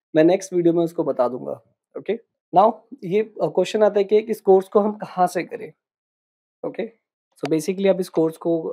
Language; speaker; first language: Hindi; native; Hindi